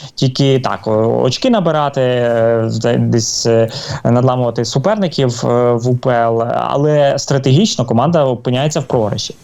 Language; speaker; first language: Ukrainian; native; Ukrainian